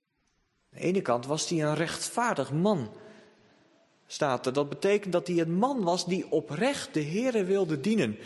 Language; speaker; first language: Dutch; native; Dutch